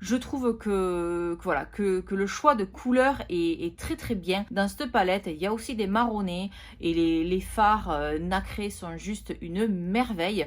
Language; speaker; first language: French; native; French